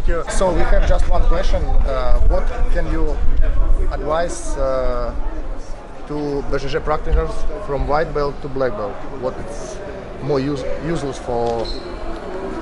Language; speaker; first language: English; non-native, learner; Russian